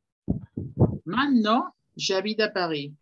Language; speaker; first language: French; non-native, fluent; Spanish